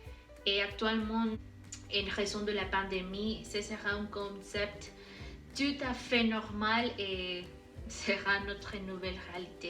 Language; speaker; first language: French; non-native, learner; Spanish